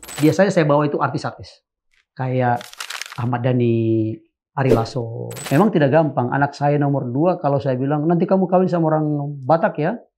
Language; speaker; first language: Indonesian; non-native, local second language; Batak Toba